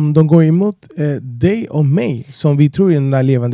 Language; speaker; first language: Swedish; non-native, fluent; Spanish